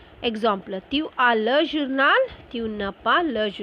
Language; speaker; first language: French; non-native, fluent; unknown